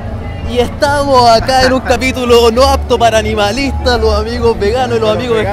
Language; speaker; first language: Spanish; native; Spanish